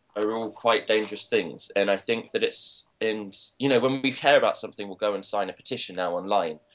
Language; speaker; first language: English; native; English